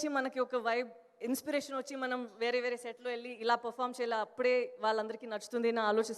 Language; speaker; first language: Telugu; non-native, local second language; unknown